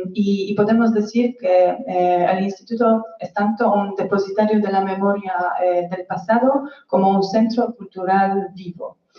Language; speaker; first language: Spanish; non-native, fluent; Polish